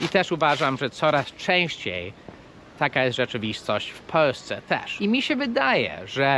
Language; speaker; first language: Polish; non-native, fluent; English